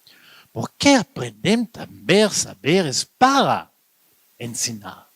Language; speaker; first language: Portuguese; non-native, fluent; Italian